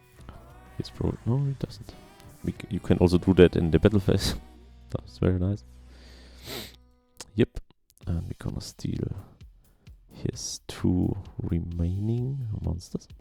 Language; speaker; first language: English; non-native, fluent; German